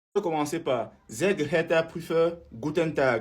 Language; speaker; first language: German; non-native, fluent; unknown